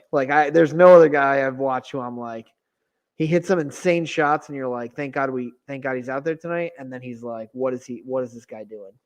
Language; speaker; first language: English; native; English